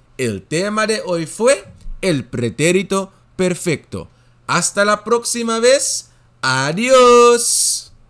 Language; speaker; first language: Spanish; non-native, fluent; Dutch